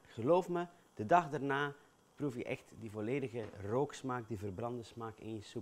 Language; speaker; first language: Dutch; native; Dutch